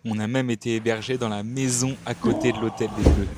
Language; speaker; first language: French; native; French